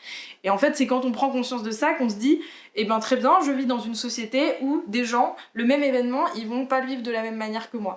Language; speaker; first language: French; native; French